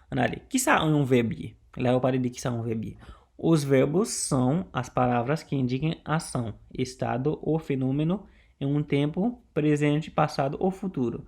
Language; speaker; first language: Portuguese; non-native, local second language; Haitian Creole